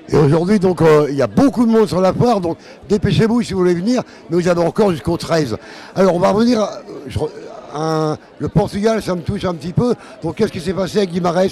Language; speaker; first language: French; native; French